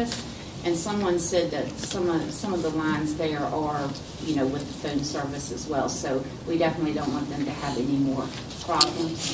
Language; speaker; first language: English; native; English